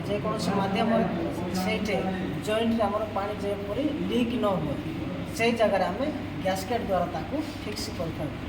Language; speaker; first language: Odia; native; Odia